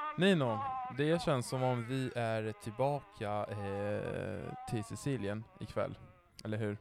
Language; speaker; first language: Swedish; non-native, fluent; Italian